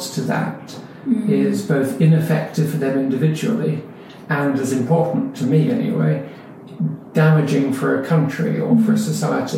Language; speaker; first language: English; native; English